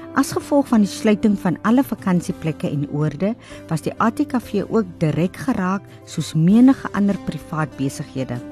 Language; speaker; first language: Afrikaans; native; Afrikaans